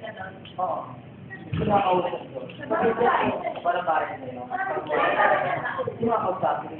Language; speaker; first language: Filipino; native; Filipino